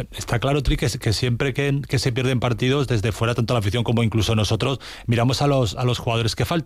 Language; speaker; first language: Spanish; native; Spanish